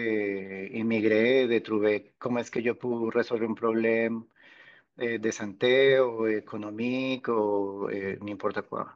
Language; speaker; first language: French; non-native, fluent; Spanish